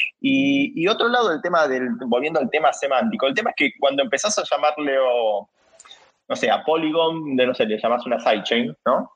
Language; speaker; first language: Spanish; native; Spanish